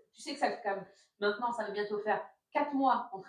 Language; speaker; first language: French; native; French